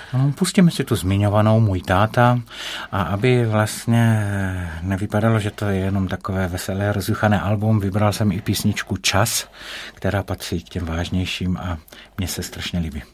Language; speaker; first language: Czech; native; Czech